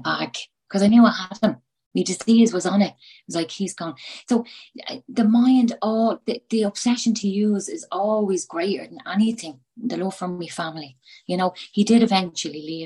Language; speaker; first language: English; native; English